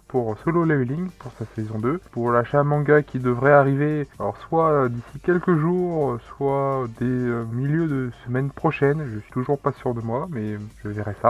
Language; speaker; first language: French; native; French